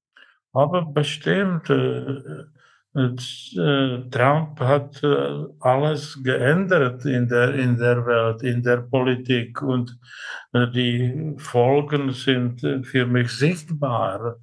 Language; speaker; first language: German; non-native, fluent; Czech